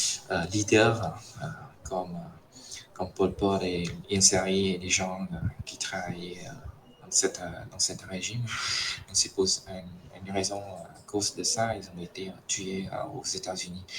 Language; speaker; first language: French; non-native, fluent; Khmer